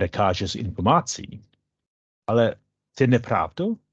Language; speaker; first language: Ukrainian; non-native, learner; English